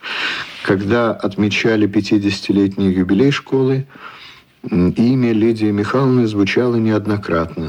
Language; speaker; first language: Russian; native; Russian